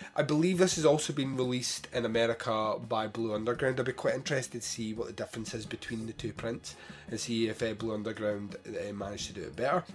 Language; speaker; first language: English; native; English